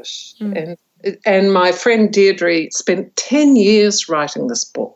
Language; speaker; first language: English; native; English